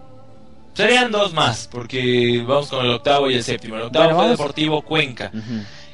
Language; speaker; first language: Spanish; native; Spanish